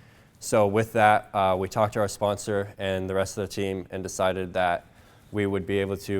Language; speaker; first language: English; native; English